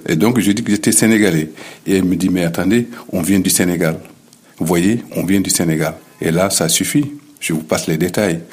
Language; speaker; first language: French; non-native, local second language; Fula